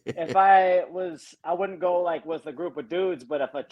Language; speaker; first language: English; native; English